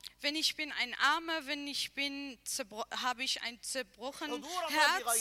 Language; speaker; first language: German; non-native, learner; Arabic